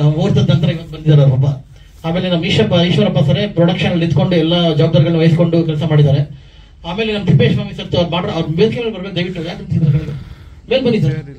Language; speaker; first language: Kannada; native; Kannada